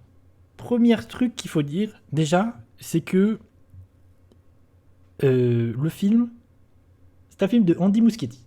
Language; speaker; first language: French; native; French